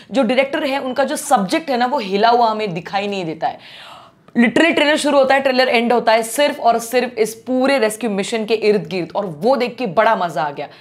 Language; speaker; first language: Hindi; non-native, local second language; Marathi